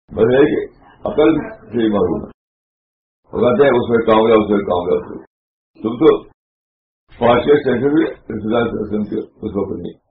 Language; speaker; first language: Urdu; native; Urdu